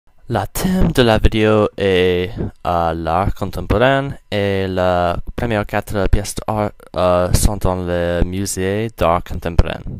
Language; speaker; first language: French; non-native, learner; English